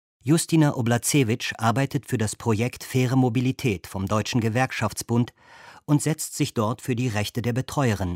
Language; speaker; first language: German; native; German